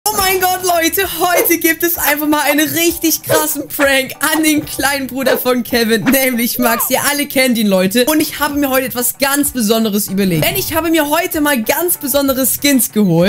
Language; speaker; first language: German; native; German